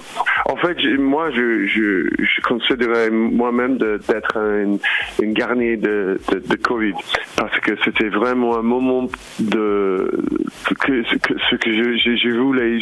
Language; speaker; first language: French; non-native, fluent; English